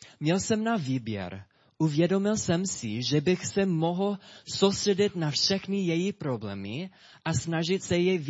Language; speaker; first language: Czech; non-native, fluent; English